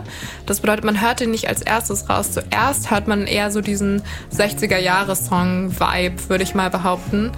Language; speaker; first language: German; native; German